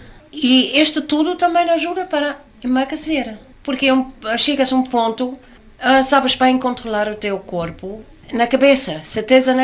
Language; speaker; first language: Portuguese; non-native, learner; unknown